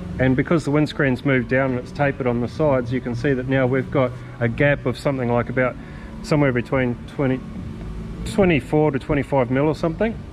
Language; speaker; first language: English; native; English